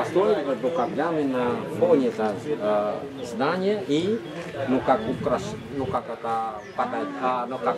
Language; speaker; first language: Russian; non-native, learner; Khmer